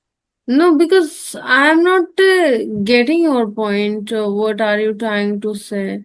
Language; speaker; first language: English; non-native, learner; Hindi